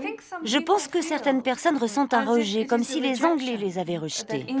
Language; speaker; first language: French; non-native, fluent; English